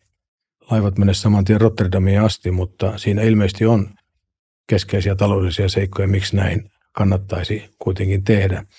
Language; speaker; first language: Finnish; native; Finnish